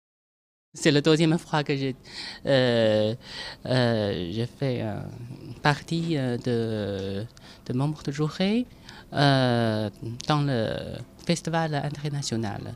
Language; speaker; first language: French; non-native, fluent; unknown